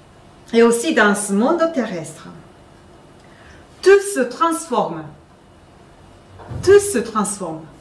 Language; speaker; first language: French; non-native, fluent; Japanese